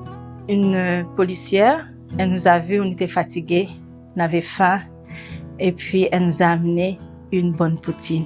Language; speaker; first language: French; non-native, local second language; Rundi